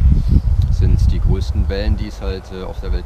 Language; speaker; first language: German; native; German